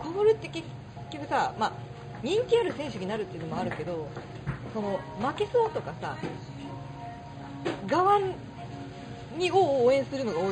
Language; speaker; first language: Japanese; native; Japanese